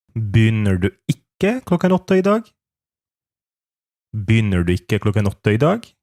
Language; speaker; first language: Norwegian; non-native, fluent; Polish